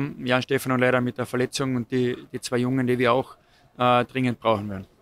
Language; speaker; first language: German; native; German